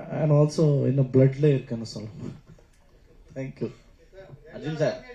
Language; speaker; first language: Tamil; non-native, learner; Kannada